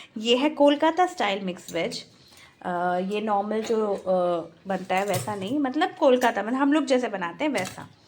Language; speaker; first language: Hindi; non-native, local second language; Bangla